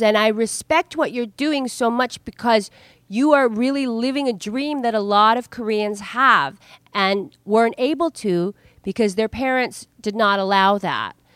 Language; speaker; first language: English; native; English